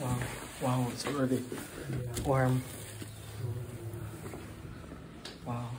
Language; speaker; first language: English; non-native, learner; Filipino